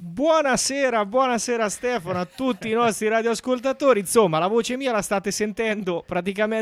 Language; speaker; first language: Italian; native; Italian